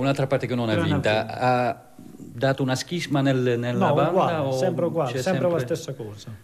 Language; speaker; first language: Italian; non-native, fluent; Dutch